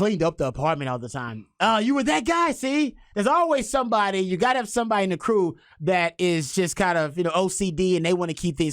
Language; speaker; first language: English; native; English